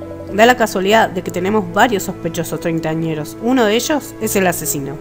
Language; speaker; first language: Spanish; native; Spanish